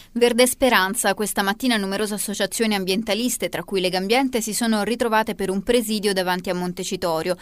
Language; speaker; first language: Italian; native; Italian